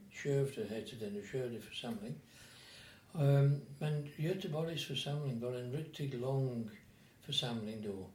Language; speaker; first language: Swedish; non-native, fluent; English